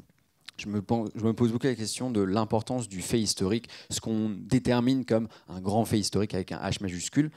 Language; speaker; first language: French; native; French